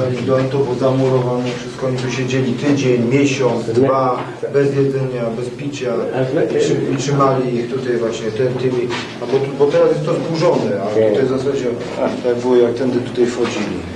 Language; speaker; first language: Polish; native; Polish